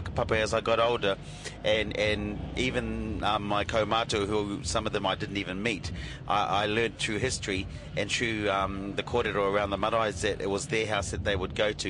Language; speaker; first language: English; native; English